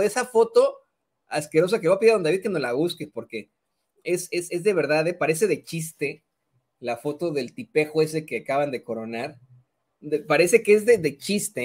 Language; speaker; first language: Spanish; native; Spanish